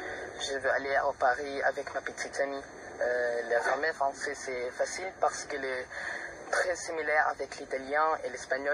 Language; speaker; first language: French; non-native, learner; Filipino